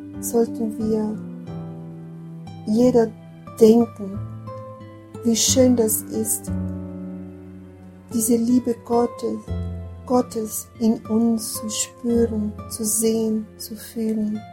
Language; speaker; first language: German; non-native, learner; Portuguese